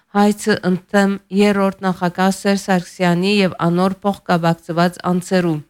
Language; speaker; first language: Armenian; early bilingual, heritage; Armenian